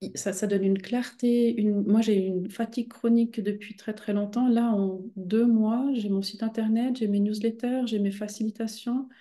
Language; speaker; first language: French; native; French